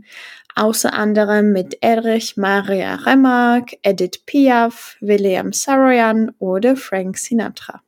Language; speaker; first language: German; non-native, fluent; Czech